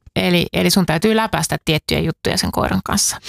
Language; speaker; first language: Finnish; native; Finnish